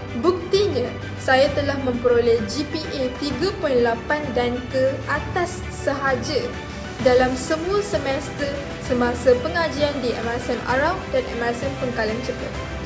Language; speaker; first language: Malay; non-native, local second language; English